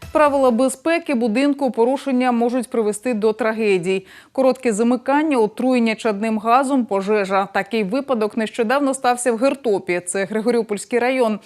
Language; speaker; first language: Ukrainian; native; Ukrainian